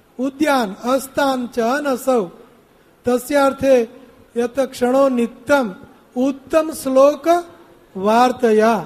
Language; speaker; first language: Hindi; non-native, local second language; Gujarati